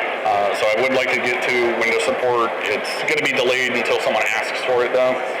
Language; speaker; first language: English; native; English